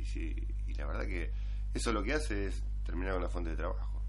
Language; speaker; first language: Spanish; native; Spanish